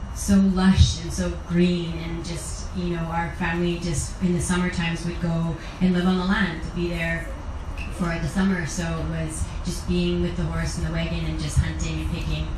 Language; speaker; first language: English; native; English